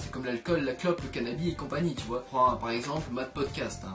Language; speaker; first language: French; native; French